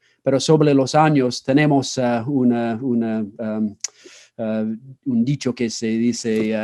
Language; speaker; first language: Spanish; non-native, fluent; English